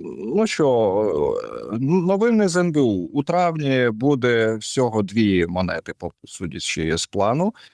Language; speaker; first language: Ukrainian; non-native, local second language; Russian